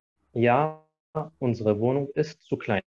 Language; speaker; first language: German; non-native, fluent; Arabic